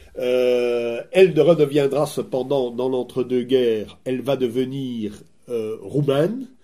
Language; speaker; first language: French; native; French